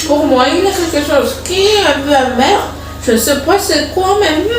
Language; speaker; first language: French; non-native, local second language; Malagasy